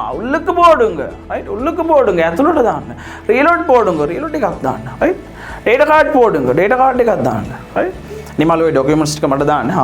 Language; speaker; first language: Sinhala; non-native, local second language; Tamil